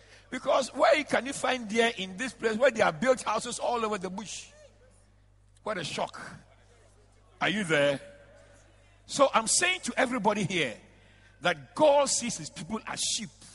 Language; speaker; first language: English; non-native, local second language; Akan